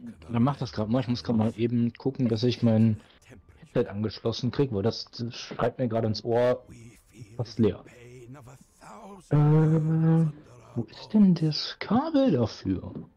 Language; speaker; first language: German; native; German